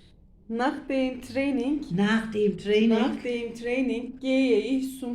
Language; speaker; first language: German; non-native, learner; Turkish